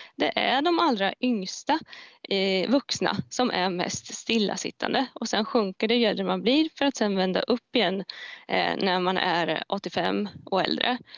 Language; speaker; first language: Swedish; native; Swedish